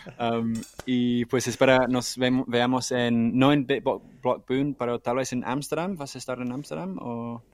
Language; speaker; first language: Spanish; non-native, fluent; English